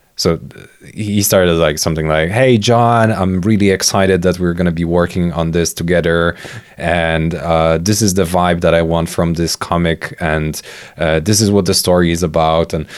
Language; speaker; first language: English; non-native, fluent; Polish